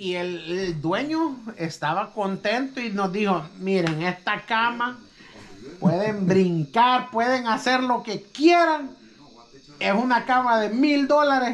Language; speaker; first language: Spanish; native; Spanish